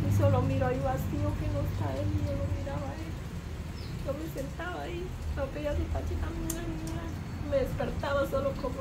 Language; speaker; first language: Spanish; native; Spanish